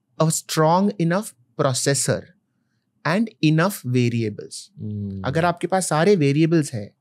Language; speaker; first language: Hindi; non-native, local second language; Malayalam